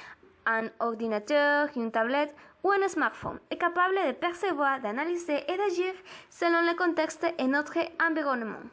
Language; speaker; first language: French; non-native, learner; Spanish